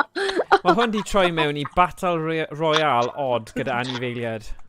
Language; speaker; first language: Welsh; native; Welsh